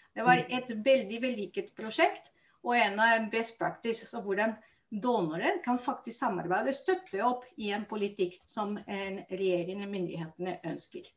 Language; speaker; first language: Norwegian; non-native, fluent; Spanish